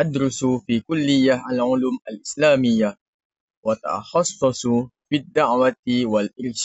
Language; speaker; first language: Arabic; non-native, learner; Malay